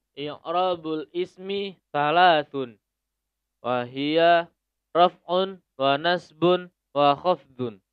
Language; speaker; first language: Arabic; non-native, learner; Indonesian